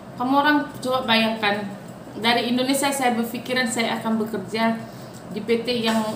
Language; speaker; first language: Malay; non-native, fluent; Batak Toba